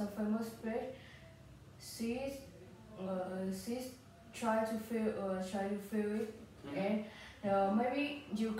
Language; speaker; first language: English; non-native, learner; Vietnamese